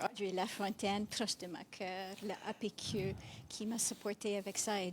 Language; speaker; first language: French; non-native, fluent; English